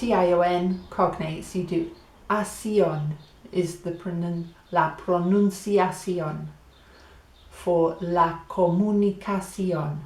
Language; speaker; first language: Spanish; non-native, fluent; English